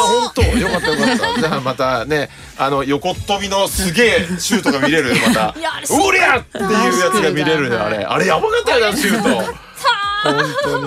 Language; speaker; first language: Japanese; native; Japanese